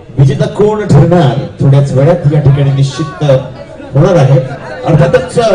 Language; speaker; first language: Marathi; native; Marathi